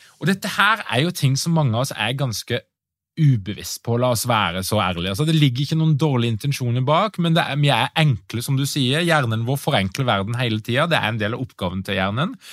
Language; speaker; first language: Norwegian; native; Norwegian